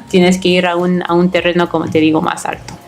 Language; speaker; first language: Spanish; native; Spanish